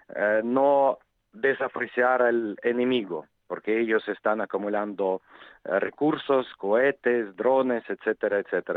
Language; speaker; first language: Spanish; non-native, fluent; Ukrainian